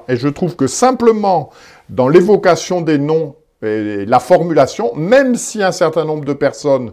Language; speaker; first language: French; native; French